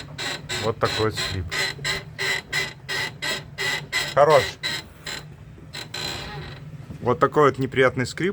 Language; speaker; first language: Russian; native; Russian